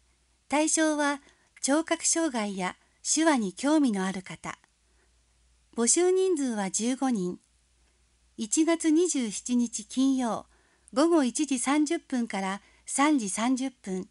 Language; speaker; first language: Japanese; native; Japanese